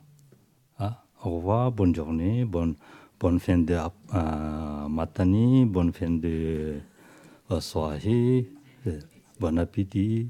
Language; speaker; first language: French; non-native, learner; Tibetan